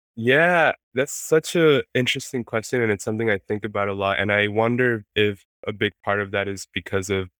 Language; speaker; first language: English; non-native, fluent; Spanish